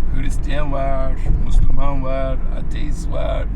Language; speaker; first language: Turkish; non-native, fluent; Yoruba